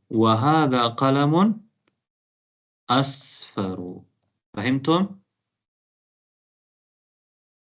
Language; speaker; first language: Arabic; non-native, fluent; Tamil